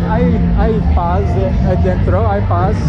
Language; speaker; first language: Spanish; non-native, learner; English